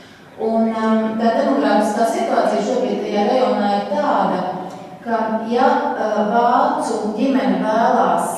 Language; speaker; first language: Latvian; native; Latvian